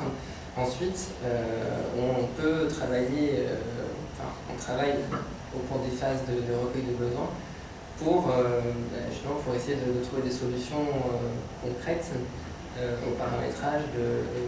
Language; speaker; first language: French; native; French